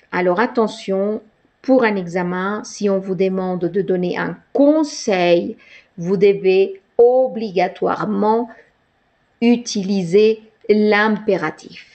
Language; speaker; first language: French; non-native, fluent; Spanish